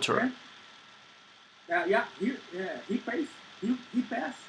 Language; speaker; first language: English; non-native, learner; Portuguese